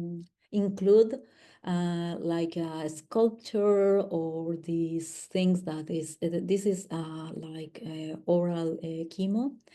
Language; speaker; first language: English; non-native, learner; Spanish